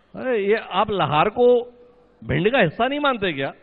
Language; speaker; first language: Hindi; native; Hindi